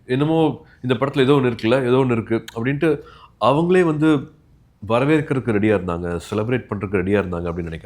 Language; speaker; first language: Tamil; native; Tamil